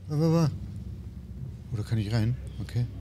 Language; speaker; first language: German; native; German